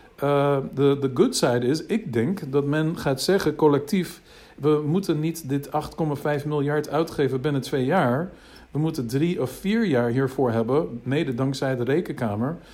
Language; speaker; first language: Dutch; non-native, fluent; English